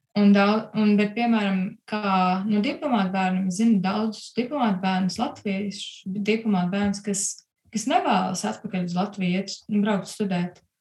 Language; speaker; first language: Latvian; early bilingual, heritage; Latvian